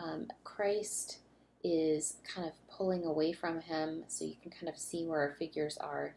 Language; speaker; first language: English; native; English